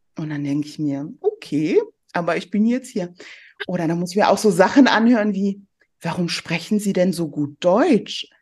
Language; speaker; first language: German; early bilingual, other home language; Persian